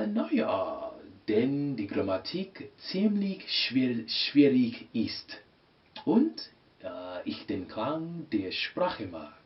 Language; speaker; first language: German; non-native, learner; English